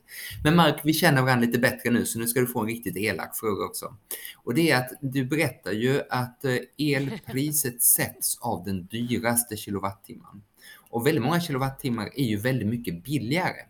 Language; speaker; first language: Swedish; native; Swedish